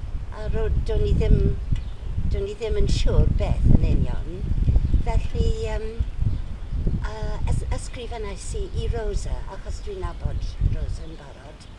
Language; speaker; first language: Welsh; non-native, learner; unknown